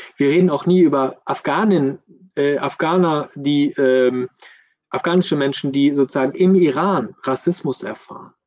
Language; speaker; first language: German; early bilingual, other home language; Persian